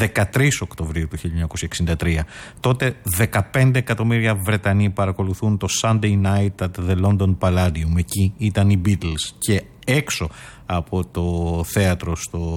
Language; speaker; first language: Greek; native; Greek